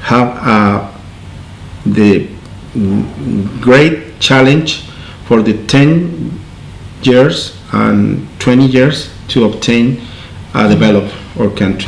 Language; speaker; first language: English; non-native, learner; Spanish